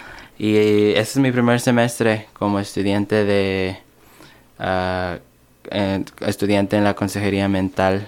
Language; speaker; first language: Spanish; early bilingual, other home language; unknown